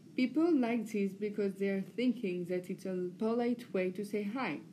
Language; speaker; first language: English; non-native, learner; French